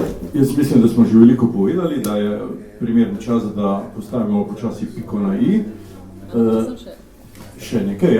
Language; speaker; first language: Slovenian; native; Slovenian